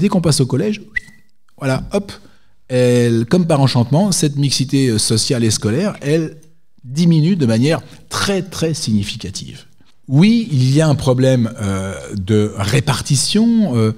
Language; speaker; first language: French; native; French